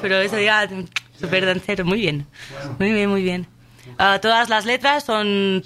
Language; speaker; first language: Spanish; non-native, local second language; Catalan